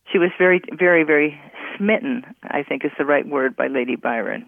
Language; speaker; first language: English; native; English